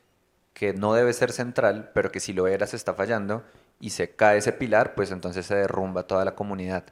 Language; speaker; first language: Spanish; native; Spanish